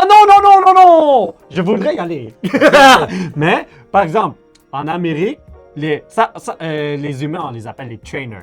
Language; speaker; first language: French; native; French